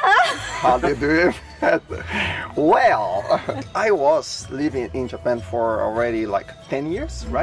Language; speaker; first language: English; non-native, fluent; Portuguese